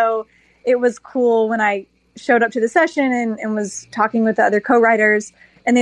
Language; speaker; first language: English; native; English